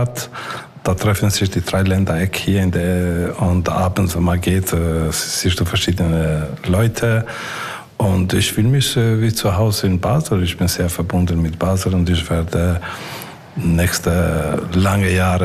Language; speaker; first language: German; non-native, learner; Albanian